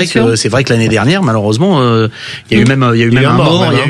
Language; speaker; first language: French; native; French